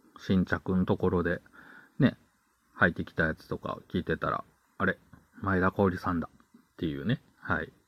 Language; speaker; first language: Japanese; native; Japanese